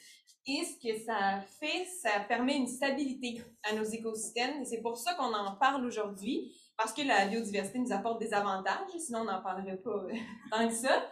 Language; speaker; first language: French; native; French